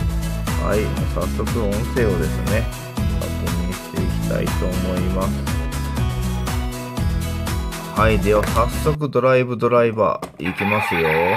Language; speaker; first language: Japanese; native; Japanese